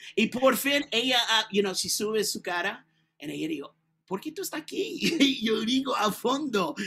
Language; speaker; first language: Spanish; non-native, learner; English